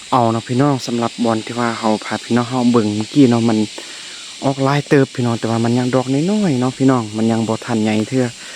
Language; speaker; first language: Lao; native; Lao